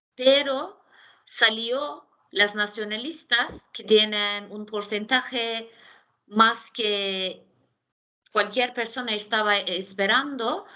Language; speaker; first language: Spanish; non-native, fluent; Turkish